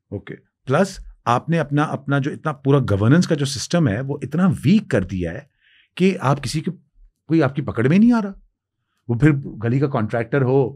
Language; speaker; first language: Urdu; non-native, local second language; Sindhi